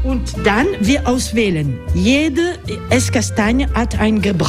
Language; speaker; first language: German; non-native, learner; French